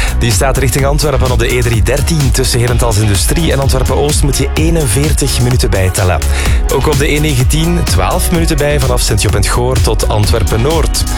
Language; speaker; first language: Dutch; native; Dutch